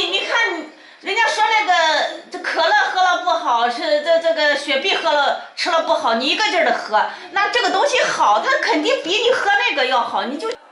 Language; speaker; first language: Chinese; native; Chinese